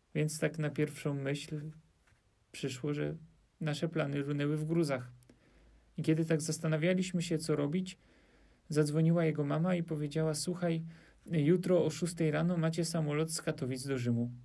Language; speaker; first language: Polish; native; Polish